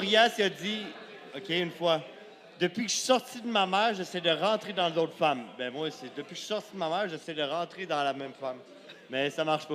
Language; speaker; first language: French; native; French